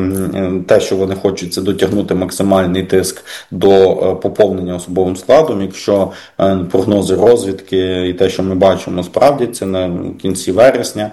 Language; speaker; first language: Ukrainian; native; Ukrainian